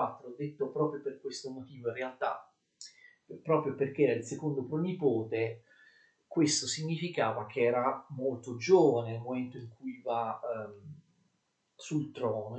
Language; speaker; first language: Italian; native; Italian